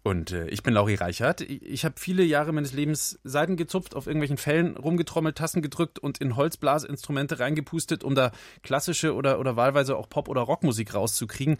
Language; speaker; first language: German; native; German